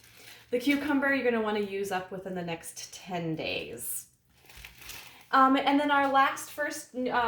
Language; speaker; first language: English; native; English